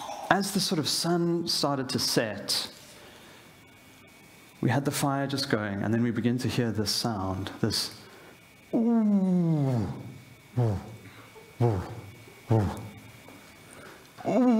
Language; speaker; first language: English; native; English